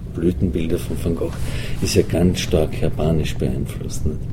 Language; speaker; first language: German; native; German